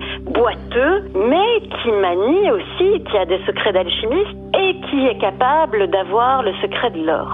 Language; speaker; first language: French; native; French